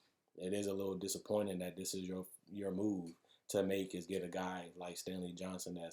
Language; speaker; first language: English; native; English